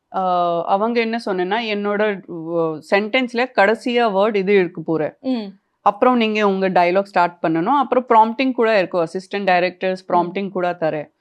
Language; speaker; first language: Tamil; non-native, local second language; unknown